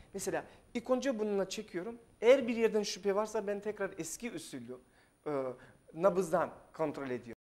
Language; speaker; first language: Turkish; non-native, fluent; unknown